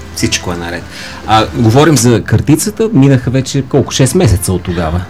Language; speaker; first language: Bulgarian; native; Bulgarian